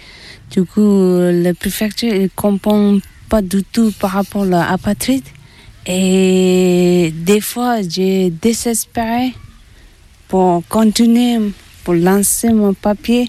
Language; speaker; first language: French; non-native, learner; Tibetan